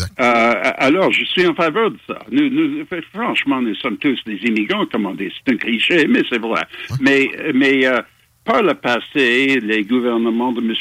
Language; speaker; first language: French; non-native, local second language; English